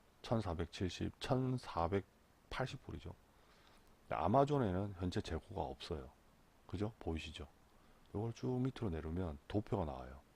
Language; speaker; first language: Korean; native; Korean